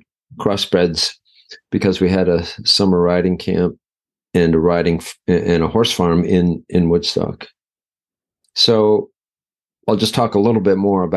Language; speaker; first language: English; native; English